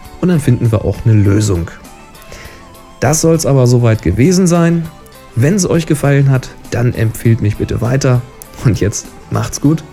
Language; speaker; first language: German; native; German